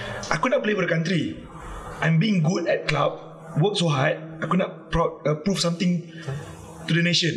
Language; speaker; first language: English; non-native, local second language; Malay